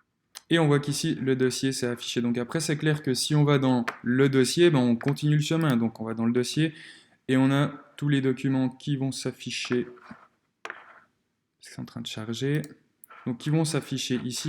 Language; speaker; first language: French; native; French